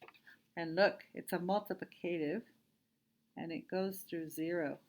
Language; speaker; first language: English; native; English